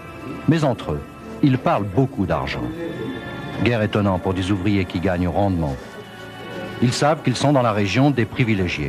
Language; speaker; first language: French; native; French